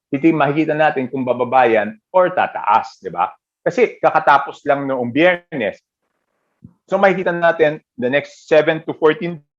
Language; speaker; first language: Filipino; native; Filipino